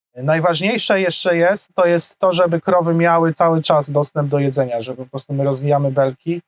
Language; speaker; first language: Polish; native; Polish